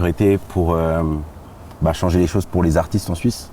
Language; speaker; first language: French; native; French